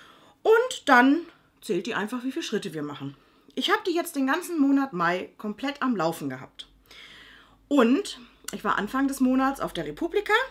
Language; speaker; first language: German; native; German